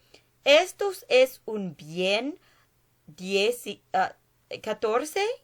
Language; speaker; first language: Spanish; non-native, learner; English